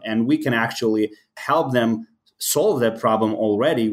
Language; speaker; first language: English; non-native, fluent; Ukrainian